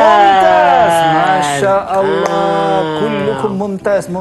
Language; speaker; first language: Arabic; non-native, fluent; Malay